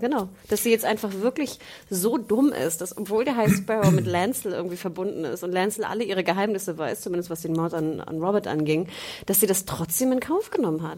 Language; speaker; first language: German; native; German